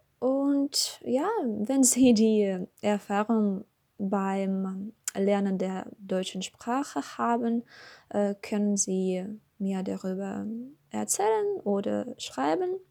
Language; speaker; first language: German; non-native, learner; Russian